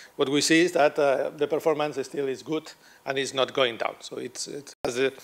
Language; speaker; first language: English; non-native, fluent; Catalan